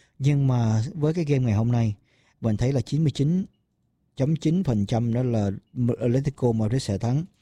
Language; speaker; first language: Vietnamese; early bilingual, heritage; Vietnamese